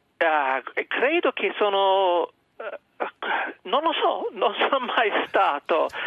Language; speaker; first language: Italian; non-native, fluent; English